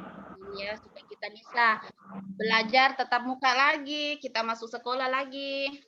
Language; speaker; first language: Indonesian; non-native, local second language; Buginese